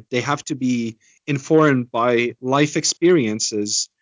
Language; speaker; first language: English; non-native, fluent; Estonian